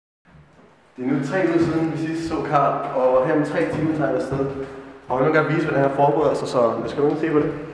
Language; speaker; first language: Danish; native; Danish